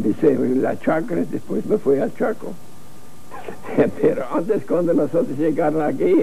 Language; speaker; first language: Spanish; non-native, learner; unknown